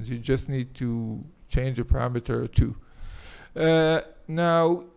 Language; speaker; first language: English; non-native, fluent; Hebrew